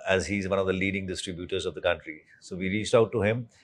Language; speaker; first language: Hindi; native; Hindi